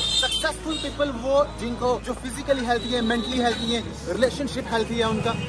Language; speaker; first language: Hindi; native; Hindi